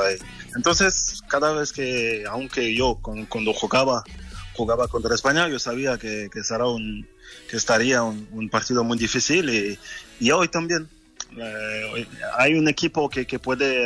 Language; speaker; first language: Spanish; non-native, fluent; French